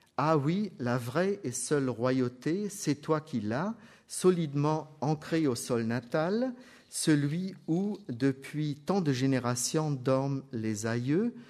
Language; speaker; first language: French; non-native, fluent; German